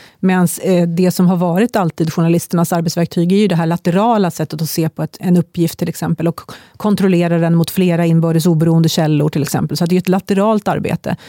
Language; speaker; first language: Swedish; native; Swedish